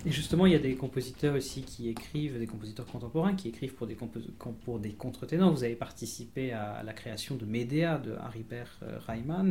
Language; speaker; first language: French; native; French